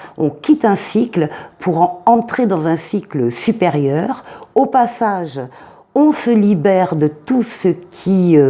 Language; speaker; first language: French; native; French